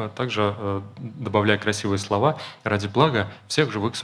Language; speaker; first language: Russian; native; Russian